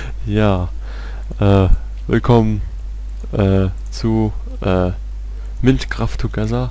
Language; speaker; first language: German; native; German